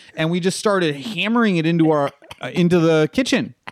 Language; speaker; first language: English; native; English